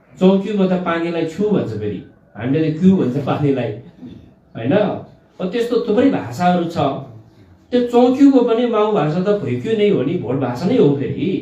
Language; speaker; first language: Nepali; non-native, local second language; Gurung